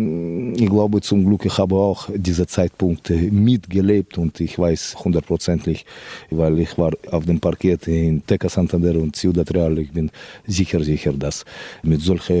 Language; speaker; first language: German; non-native, fluent; Russian